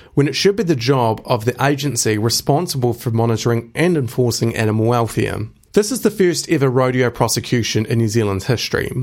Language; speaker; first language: English; native; English